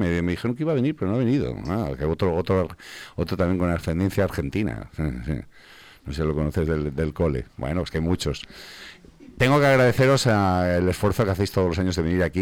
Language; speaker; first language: Spanish; native; Spanish